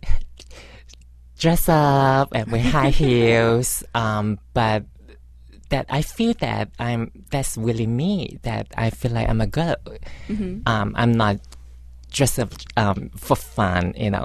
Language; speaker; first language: English; non-native, local second language; Cantonese